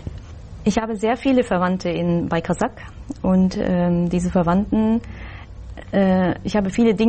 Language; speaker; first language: German; non-native, learner; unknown